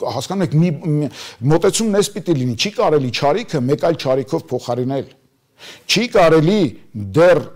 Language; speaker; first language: Armenian; native; Armenian